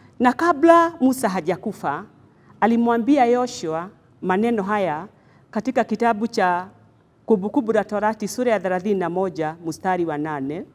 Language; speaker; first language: Swahili; non-native, local second language; Kikuyu